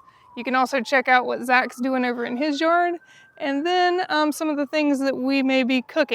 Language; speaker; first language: English; native; English